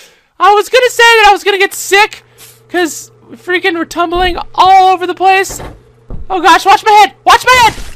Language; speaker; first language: English; native; English